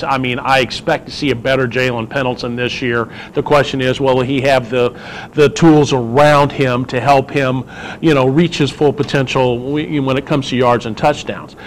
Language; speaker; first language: English; native; English